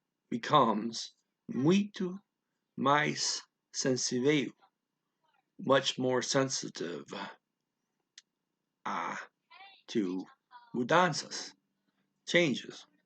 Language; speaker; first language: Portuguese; non-native, learner; English